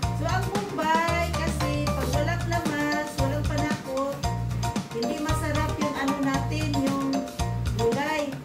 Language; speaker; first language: Filipino; non-native, local second language; Cebuano